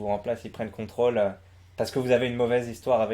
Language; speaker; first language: French; native; French